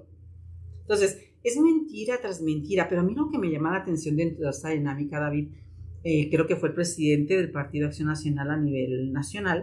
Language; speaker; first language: Spanish; native; Spanish